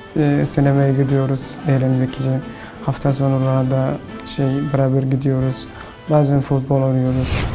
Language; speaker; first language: Turkish; non-native, learner; Somali